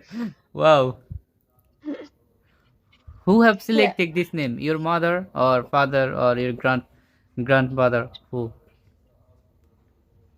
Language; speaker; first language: English; non-native, fluent; Bangla